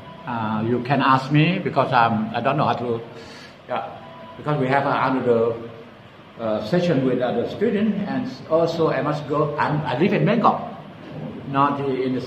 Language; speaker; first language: English; non-native, learner; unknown